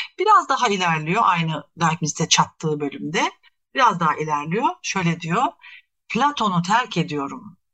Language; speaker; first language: Turkish; native; Turkish